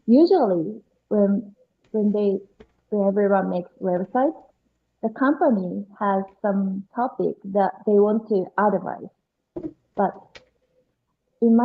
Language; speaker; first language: English; non-native, learner; Japanese